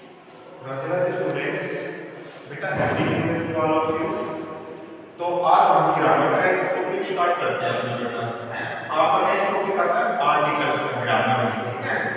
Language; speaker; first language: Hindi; native; Hindi